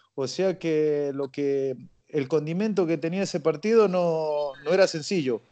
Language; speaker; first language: Spanish; native; Spanish